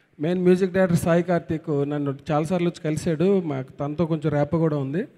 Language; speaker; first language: Telugu; native; Telugu